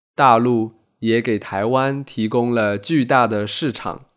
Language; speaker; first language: Chinese; native; Chinese